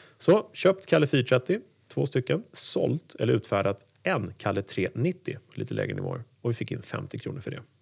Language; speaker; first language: Swedish; native; Swedish